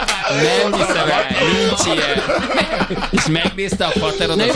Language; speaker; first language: Hungarian; native; Hungarian